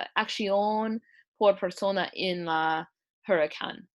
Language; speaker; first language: Spanish; non-native, learner; English